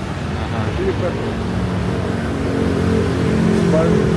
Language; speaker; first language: English; non-native, learner; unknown